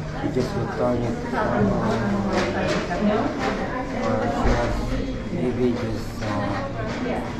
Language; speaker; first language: English; non-native, local second language; Filipino